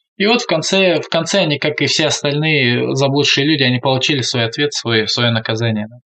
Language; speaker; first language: Russian; native; Russian